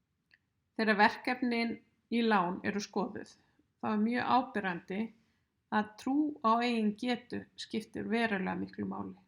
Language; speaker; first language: Icelandic; native; Icelandic